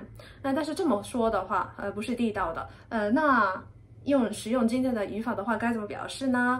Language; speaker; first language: Chinese; non-native, fluent; Japanese